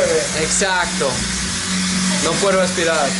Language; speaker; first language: Spanish; non-native, learner; English